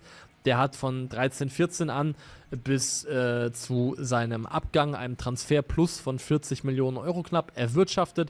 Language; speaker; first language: German; native; German